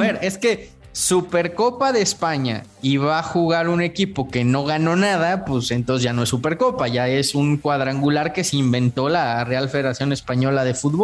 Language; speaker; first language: Spanish; native; Spanish